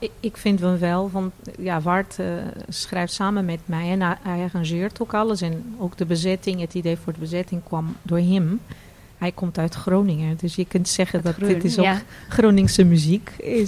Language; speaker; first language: Dutch; non-native, fluent; Portuguese